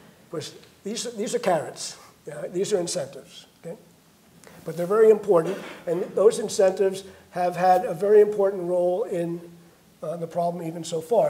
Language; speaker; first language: English; native; English